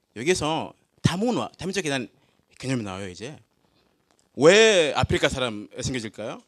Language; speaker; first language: Korean; non-native, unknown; Swahili